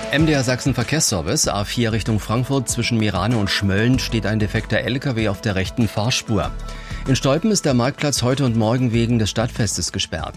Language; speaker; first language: German; native; German